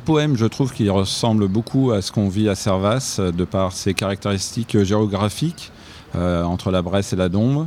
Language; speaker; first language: French; native; French